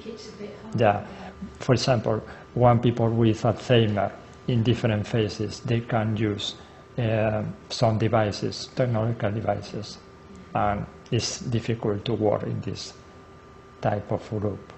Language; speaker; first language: English; non-native, learner; Spanish